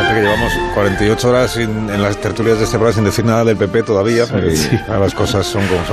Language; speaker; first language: Spanish; native; Spanish